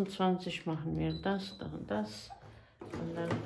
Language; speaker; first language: German; non-native, fluent; Bosnian